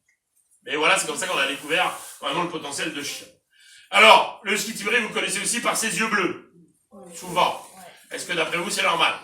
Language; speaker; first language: French; native; French